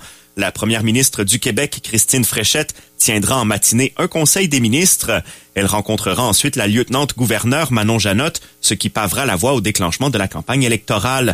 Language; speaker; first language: French; native; French